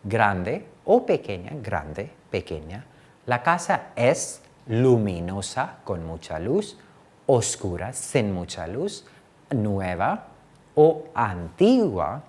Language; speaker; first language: Spanish; non-native, fluent; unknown